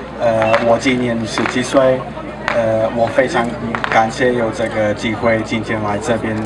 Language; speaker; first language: Chinese; non-native, learner; Portuguese